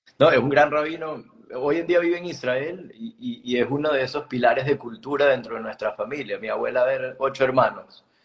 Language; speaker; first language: Spanish; native; Spanish